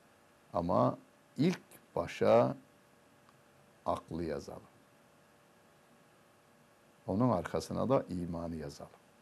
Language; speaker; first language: Turkish; native; Turkish